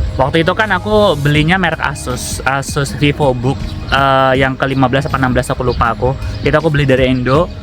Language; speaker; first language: Indonesian; native; Indonesian